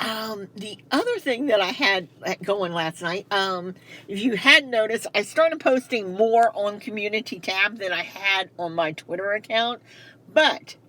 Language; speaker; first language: English; native; English